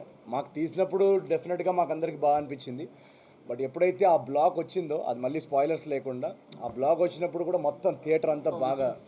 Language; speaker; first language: Telugu; native; Telugu